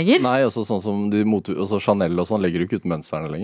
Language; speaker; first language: Norwegian; native; Norwegian